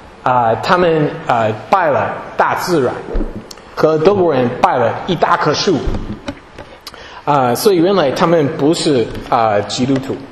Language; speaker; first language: Chinese; non-native, fluent; English